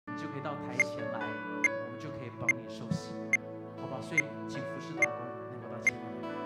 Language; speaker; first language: Chinese; native; Chinese